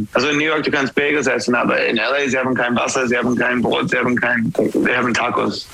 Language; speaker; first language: German; non-native, learner; English